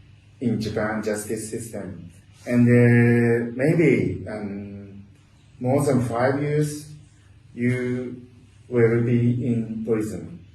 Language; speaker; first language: English; non-native, learner; Japanese